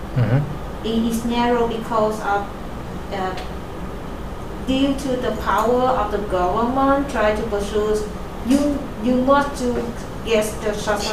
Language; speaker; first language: English; non-native, fluent; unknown